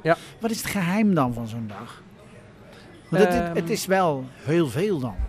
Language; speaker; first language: Dutch; native; Dutch